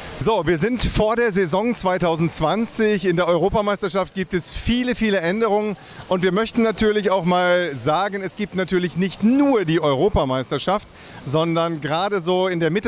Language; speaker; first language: German; native; German